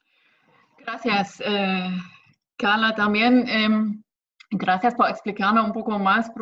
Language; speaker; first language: Spanish; non-native, fluent; German